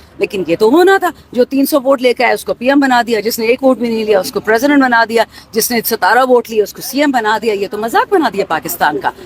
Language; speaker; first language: Urdu; non-native, local second language; Pashto